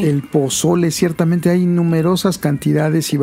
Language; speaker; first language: Spanish; native; Spanish